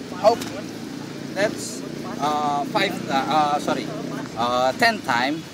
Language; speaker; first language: English; non-native, learner; Indonesian